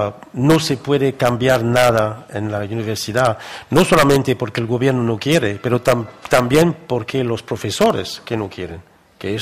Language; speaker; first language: Spanish; non-native, fluent; French